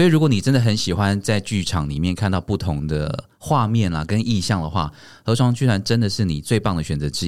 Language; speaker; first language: Chinese; native; Chinese